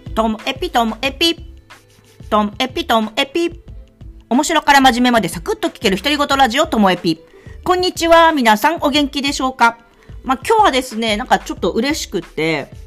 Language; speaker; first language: Japanese; native; Japanese